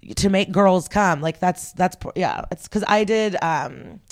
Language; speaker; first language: English; early bilingual, other home language; Russian